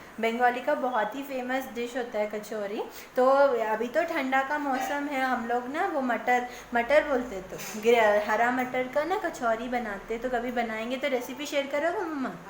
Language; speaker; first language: Hindi; non-native, local second language; Bangla